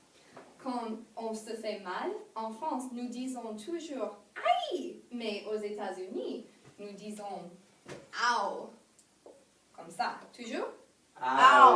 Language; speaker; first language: French; non-native, learner; English